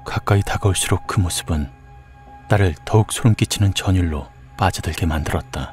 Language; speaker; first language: Korean; native; Korean